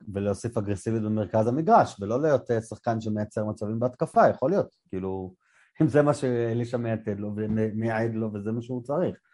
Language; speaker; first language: Hebrew; native; Hebrew